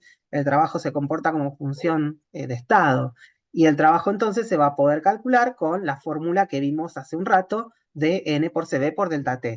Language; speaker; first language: Spanish; native; Spanish